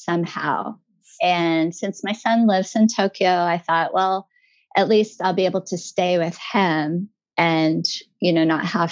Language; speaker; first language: English; native; English